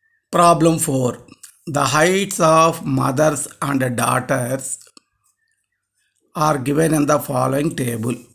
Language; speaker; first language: English; non-native, local second language; Telugu